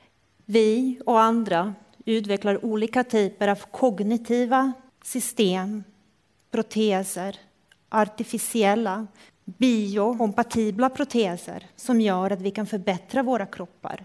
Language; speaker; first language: Swedish; non-native, fluent; Croatian